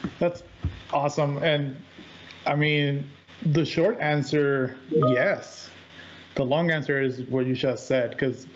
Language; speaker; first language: English; native; English